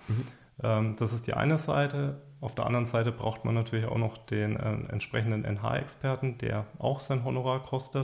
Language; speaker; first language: German; native; German